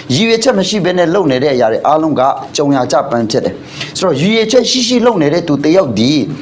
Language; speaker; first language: Burmese; non-native, local second language; Hakha Chin